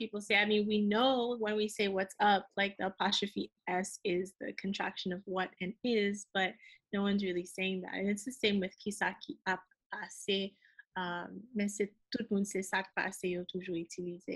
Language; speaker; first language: English; early bilingual, other home language; Haitian Creole